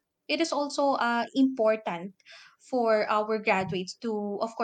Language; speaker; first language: English; non-native, local second language; Filipino